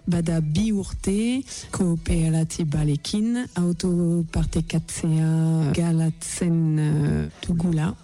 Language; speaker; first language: Basque; non-native, learner; French